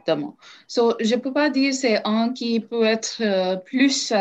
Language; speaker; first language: French; non-native, learner; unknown